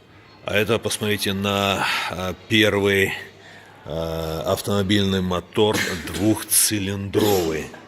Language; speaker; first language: Russian; native; Russian